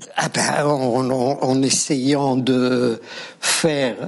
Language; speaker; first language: French; non-native, local second language; Arabic